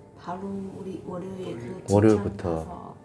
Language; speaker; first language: Korean; non-native, learner; Chinese